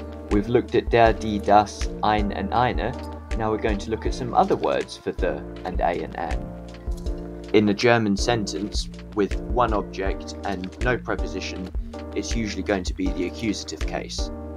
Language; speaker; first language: English; native; English